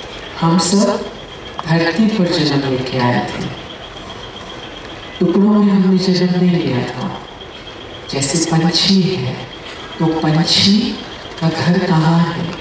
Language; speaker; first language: Hindi; native; Hindi